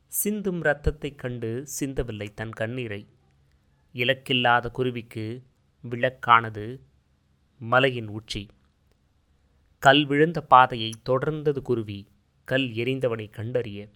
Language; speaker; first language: Tamil; native; Tamil